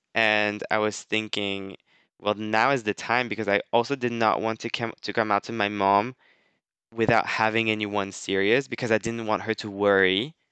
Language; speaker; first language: English; non-native, fluent; French